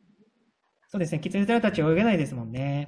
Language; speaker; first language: Japanese; native; Japanese